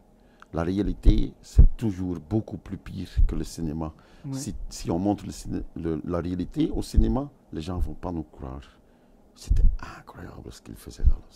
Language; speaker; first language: French; non-native, local second language; Dutch